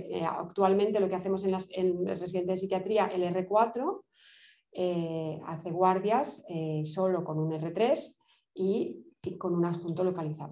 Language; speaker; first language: Spanish; native; Spanish